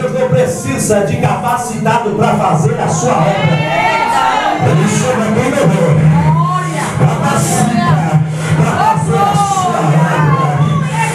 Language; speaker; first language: Portuguese; native; Portuguese